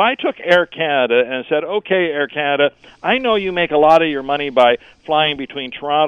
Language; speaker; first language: English; native; English